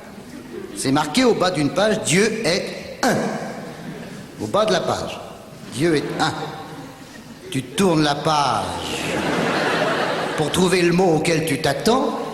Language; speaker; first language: French; native; French